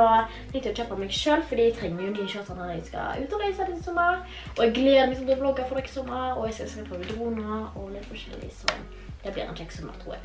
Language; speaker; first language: Norwegian; native; Norwegian